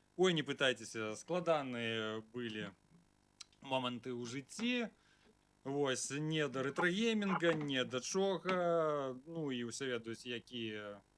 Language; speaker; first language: Belarusian; non-native, local second language; Russian